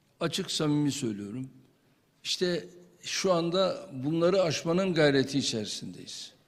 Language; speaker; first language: Turkish; native; Turkish